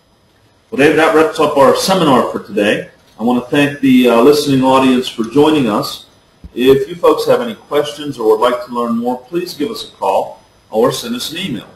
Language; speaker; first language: English; native; English